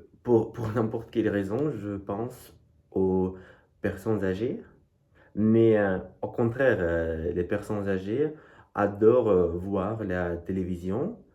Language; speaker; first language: French; non-native, fluent; Russian